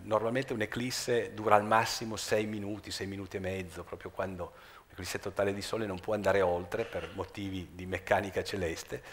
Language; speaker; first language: Italian; native; Italian